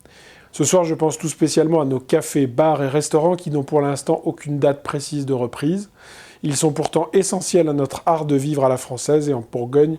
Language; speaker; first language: French; native; French